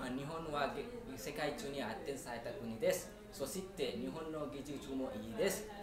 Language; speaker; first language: Japanese; non-native, learner; Nepali